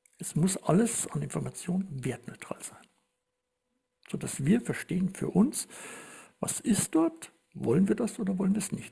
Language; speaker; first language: German; native; German